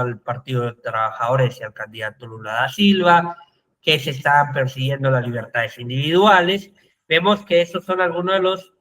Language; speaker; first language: Spanish; native; Spanish